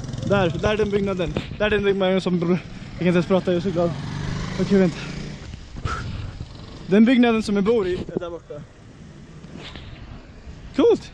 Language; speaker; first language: Swedish; early bilingual, other home language; Nepali